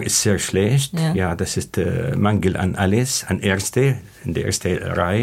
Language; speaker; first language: German; non-native, learner; Arabic